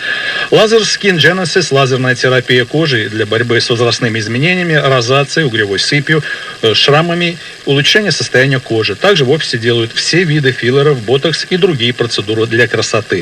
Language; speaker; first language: Russian; native; Russian